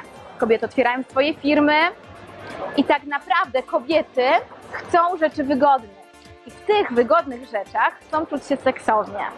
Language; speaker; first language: Polish; native; Polish